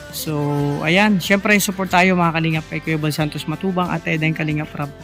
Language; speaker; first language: Filipino; non-native, local second language; Cebuano